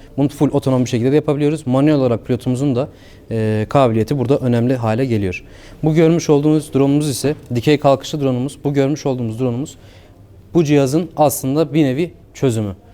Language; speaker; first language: Turkish; native; Turkish